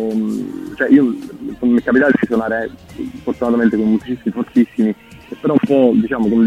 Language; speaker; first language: Italian; native; Italian